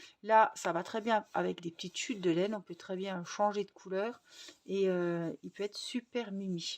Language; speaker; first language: French; native; French